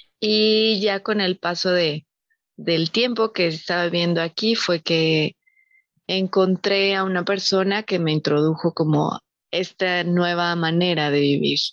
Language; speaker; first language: Spanish; native; Spanish